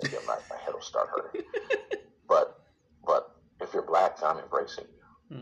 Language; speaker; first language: English; native; English